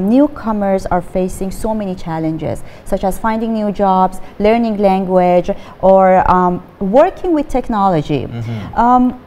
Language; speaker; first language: English; non-native, fluent; Persian